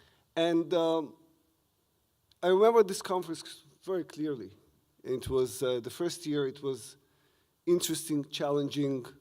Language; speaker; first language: English; non-native, fluent; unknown